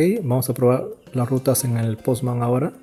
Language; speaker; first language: Spanish; native; Spanish